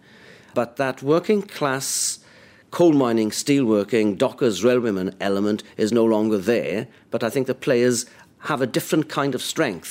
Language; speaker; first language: English; native; English